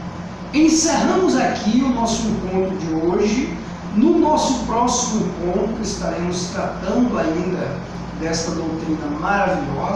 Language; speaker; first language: Portuguese; native; Portuguese